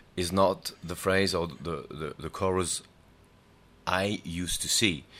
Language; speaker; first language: English; non-native, fluent; German